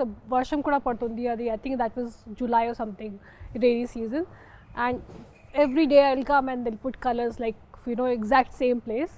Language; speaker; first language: Telugu; non-native, fluent; Hindi